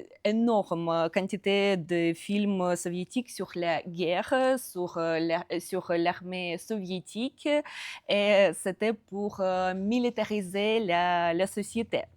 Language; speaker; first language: French; non-native, fluent; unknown